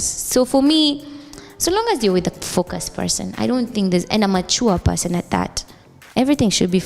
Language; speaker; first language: English; non-native, local second language; Swahili